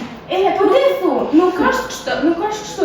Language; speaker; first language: Albanian; early bilingual, heritage; Albanian